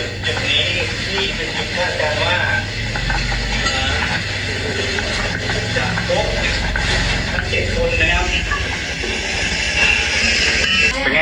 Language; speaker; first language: Thai; native; Thai